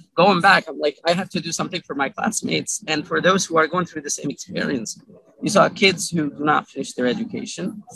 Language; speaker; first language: English; early bilingual, other home language; Arabic